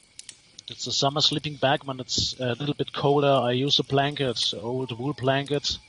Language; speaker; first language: English; non-native, learner; German